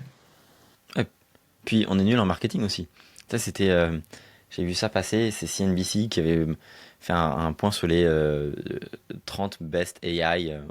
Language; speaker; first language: French; native; French